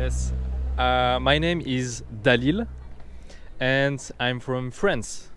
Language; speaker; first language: English; non-native, learner; French